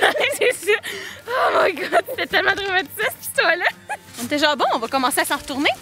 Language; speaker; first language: French; native; French